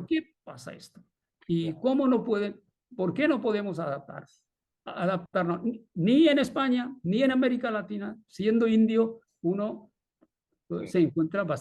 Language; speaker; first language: Spanish; non-native, fluent; Bangla